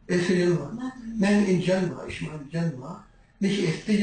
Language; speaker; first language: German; non-native, learner; Urdu